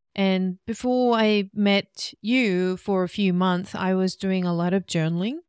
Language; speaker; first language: English; non-native, fluent; Korean